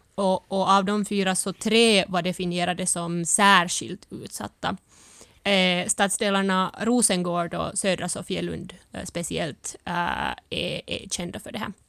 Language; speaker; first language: Swedish; early bilingual, other home language; Finnish